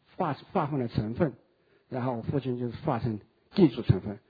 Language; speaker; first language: Chinese; native; Chinese